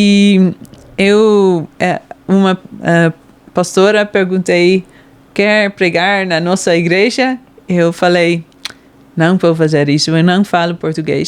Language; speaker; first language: Portuguese; non-native, fluent; Dutch